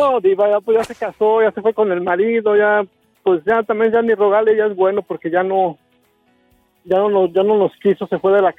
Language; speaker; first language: Spanish; native; Spanish